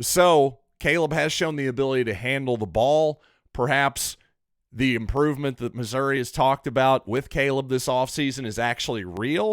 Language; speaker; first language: English; native; English